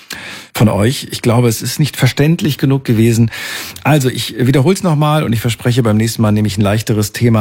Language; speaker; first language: German; native; German